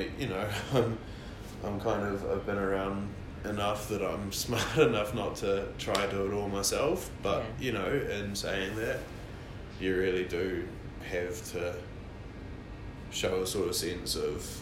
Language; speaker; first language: English; native; English